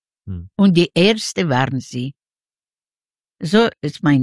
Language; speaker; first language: German; non-native, learner; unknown